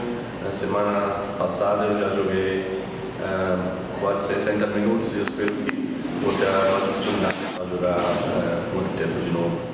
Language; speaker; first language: Portuguese; non-native, fluent; German